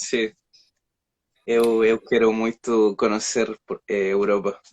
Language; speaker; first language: Portuguese; non-native, learner; Spanish